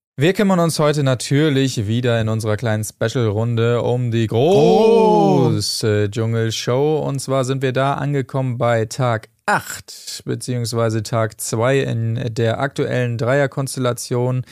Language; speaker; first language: German; native; German